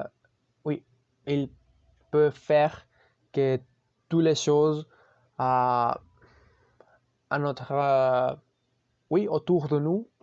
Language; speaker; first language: French; non-native, learner; Spanish